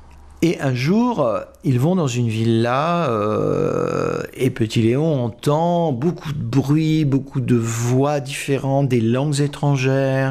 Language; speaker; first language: French; native; French